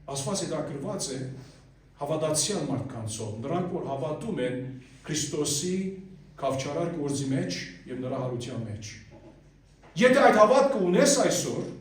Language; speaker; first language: Armenian; early bilingual, heritage; Armenian